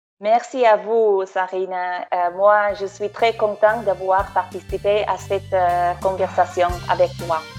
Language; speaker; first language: French; non-native, fluent; English